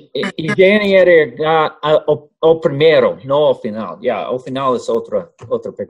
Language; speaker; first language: Portuguese; non-native, learner; Spanish